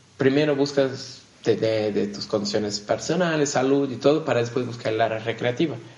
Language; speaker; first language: Spanish; non-native, fluent; Portuguese